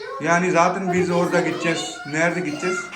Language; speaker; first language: Turkish; non-native, learner; Urdu